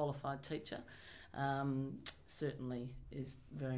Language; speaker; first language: English; native; English